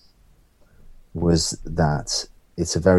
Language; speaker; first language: English; native; English